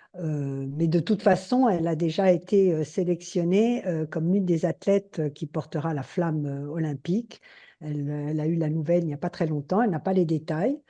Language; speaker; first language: French; native; French